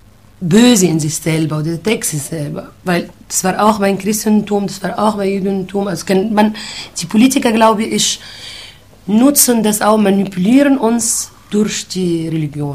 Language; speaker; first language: German; non-native, fluent; Arabic